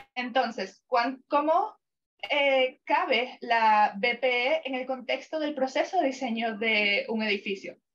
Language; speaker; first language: Spanish; non-native, fluent; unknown